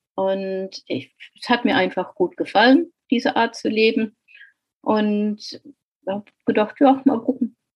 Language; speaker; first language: German; non-native, fluent; English